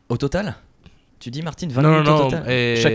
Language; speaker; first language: French; native; French